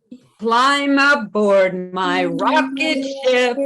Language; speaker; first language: English; native; English